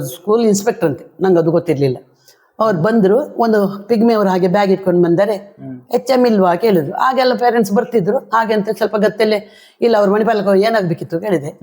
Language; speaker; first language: Kannada; non-native, local second language; Konkani